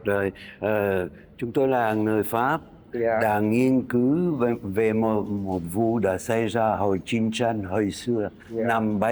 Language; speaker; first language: Vietnamese; non-native, fluent; French